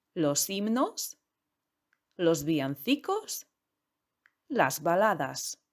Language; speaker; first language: Spanish; non-native, fluent; Polish